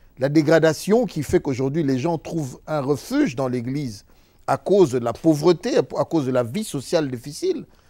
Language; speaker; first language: French; non-native, local second language; Lingala